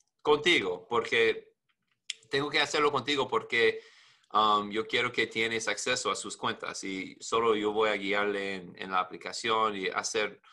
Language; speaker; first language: Spanish; non-native, learner; English